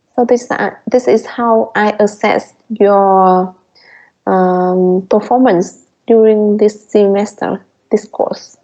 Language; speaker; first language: English; non-native, fluent; Vietnamese